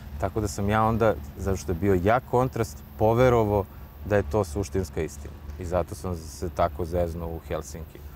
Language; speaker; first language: Serbian; native; Serbian